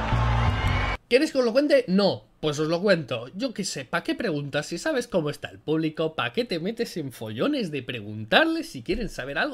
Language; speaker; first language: Spanish; native; Spanish